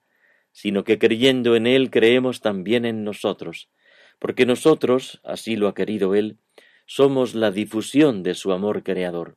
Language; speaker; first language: Spanish; native; Spanish